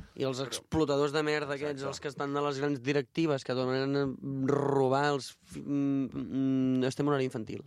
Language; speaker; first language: Catalan; native; Catalan